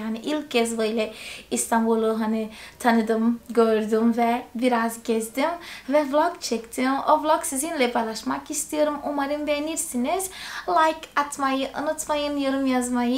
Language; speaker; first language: Turkish; non-native, fluent; Portuguese